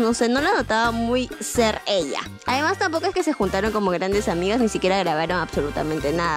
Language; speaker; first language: Spanish; native; Spanish